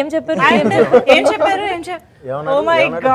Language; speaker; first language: Telugu; native; Telugu